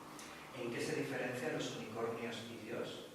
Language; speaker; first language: Spanish; native; Spanish